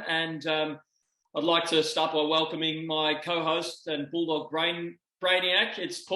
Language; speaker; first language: English; native; English